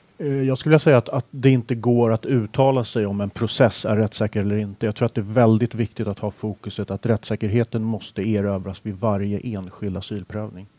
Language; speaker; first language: Swedish; native; Swedish